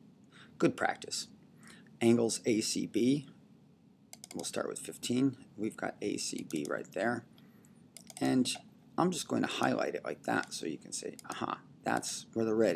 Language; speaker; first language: English; native; English